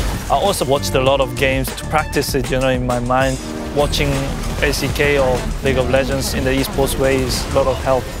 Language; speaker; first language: English; non-native, fluent; Korean